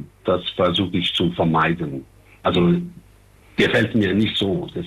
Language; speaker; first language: German; non-native, fluent; Italian